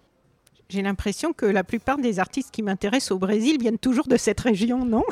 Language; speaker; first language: French; native; French